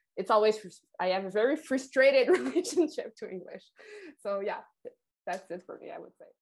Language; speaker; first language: English; non-native, fluent; French